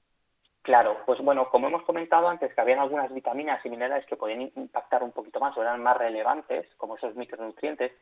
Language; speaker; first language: Spanish; native; Spanish